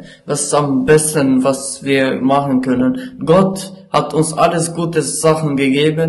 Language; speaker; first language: German; non-native, learner; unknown